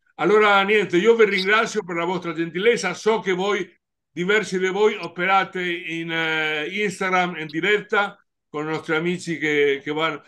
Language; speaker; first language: Italian; native; Italian